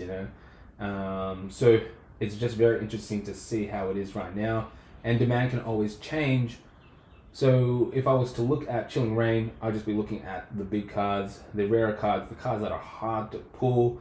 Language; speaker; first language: English; native; English